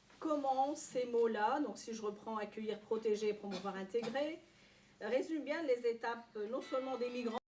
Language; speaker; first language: French; non-native, local second language; Arabic